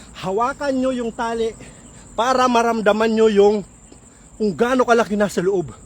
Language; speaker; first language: Filipino; non-native, local second language; Waray